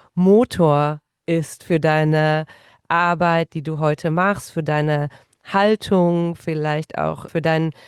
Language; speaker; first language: German; native; German